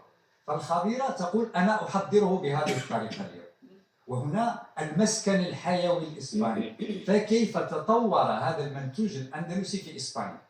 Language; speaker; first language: Arabic; native; Arabic